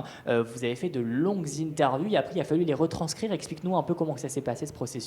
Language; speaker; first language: French; native; French